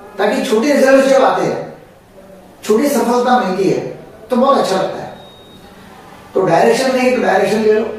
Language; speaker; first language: Hindi; non-native, local second language; Marathi